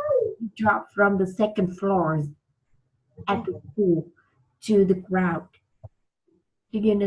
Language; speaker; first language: English; non-native, learner; Vietnamese